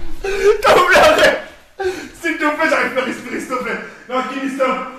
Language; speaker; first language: French; native; French